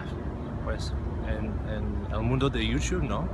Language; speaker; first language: Spanish; non-native, learner; English